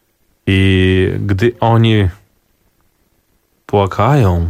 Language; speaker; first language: Polish; non-native, fluent; Belarusian